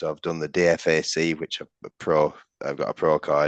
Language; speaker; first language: English; native; English